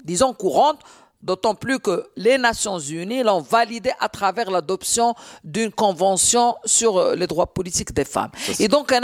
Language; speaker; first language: French; non-native, local second language; Arabic